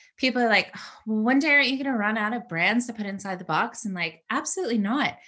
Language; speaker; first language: English; native; English